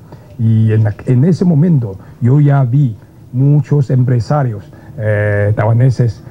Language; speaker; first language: Spanish; non-native, learner; Chinese